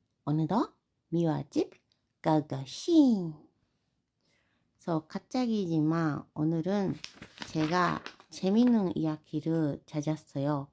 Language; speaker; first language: Korean; non-native, learner; Japanese